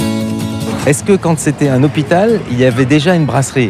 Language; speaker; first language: French; native; French